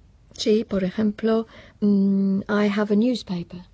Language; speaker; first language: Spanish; non-native, fluent; English